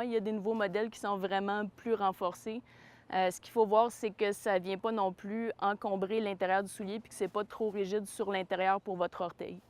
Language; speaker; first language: French; native; French